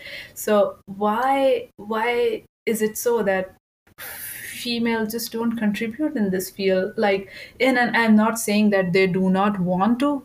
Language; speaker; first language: English; non-native, local second language; Hindi